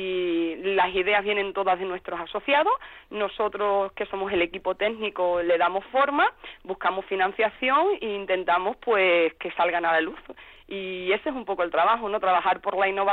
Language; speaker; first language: Spanish; native; Spanish